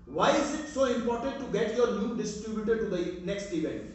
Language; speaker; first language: English; non-native, local second language; Hindi